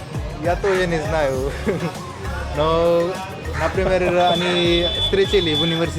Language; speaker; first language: Russian; non-native, learner; Hindi